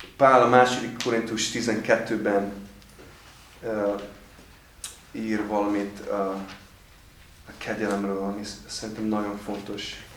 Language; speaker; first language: Hungarian; non-native, fluent; English